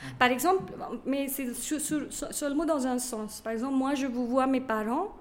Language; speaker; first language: French; non-native, fluent; Kannada